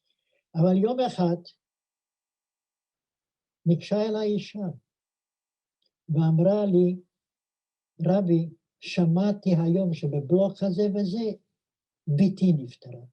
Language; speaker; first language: Hebrew; non-native, fluent; Yiddish